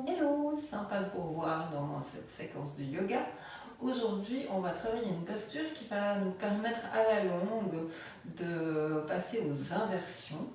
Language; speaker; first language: French; native; French